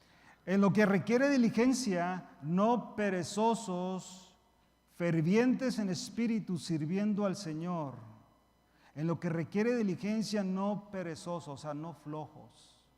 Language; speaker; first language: Spanish; early bilingual, heritage; Spanish